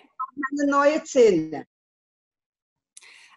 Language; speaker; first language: German; non-native, learner; Turkish